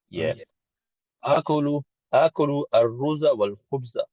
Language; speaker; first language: Arabic; non-native, learner; English